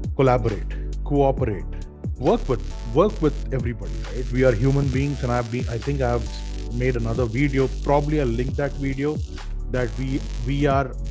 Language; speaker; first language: English; non-native, local second language; Hindi